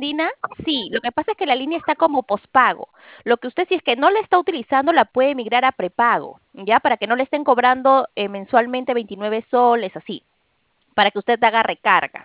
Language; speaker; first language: Spanish; native; Spanish